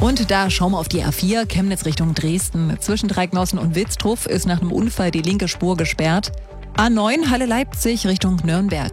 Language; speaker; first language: German; native; German